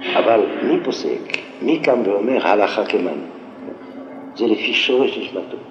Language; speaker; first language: Hebrew; non-native, fluent; French